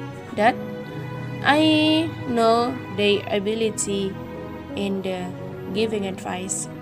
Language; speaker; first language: English; non-native, learner; Indonesian